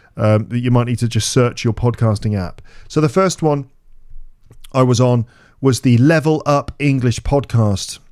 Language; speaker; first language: English; native; English